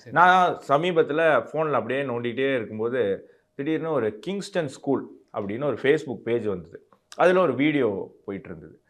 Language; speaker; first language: Tamil; native; Tamil